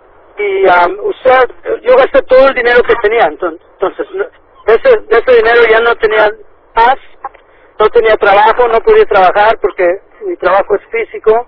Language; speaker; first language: Spanish; early bilingual, heritage; Spanish